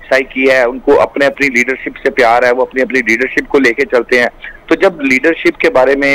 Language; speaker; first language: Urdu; non-native, local second language; Punjabi